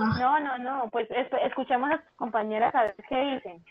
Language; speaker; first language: Spanish; native; Spanish